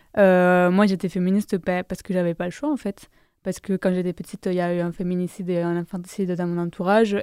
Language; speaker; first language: French; non-native, fluent; Spanish